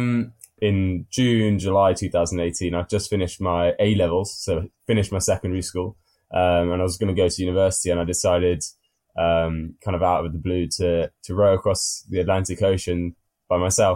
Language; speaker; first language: English; native; English